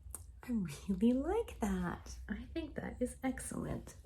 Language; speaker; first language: English; native; English